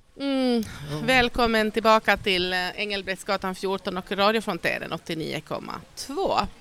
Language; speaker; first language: Swedish; native; Swedish